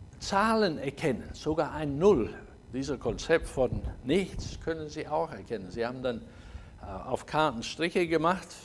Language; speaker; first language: German; non-native, fluent; English